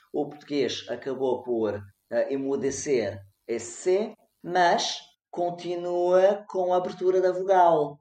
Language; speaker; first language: Portuguese; native; Portuguese